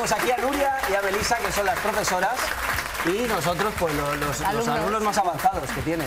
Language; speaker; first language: Spanish; native; Spanish